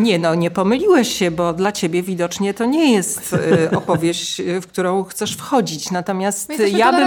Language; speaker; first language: Polish; native; Polish